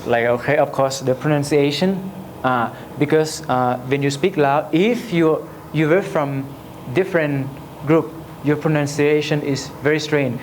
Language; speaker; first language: English; non-native, learner; Lao